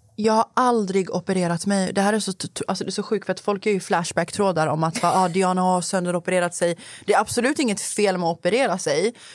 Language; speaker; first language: Swedish; early bilingual, other home language; Persian